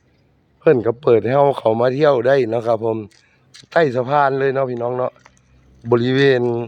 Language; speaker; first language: Thai; non-native, local second language; Northeastern Thai